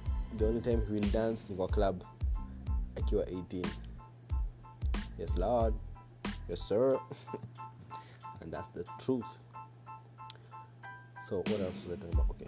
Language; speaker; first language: English; non-native, local second language; Swahili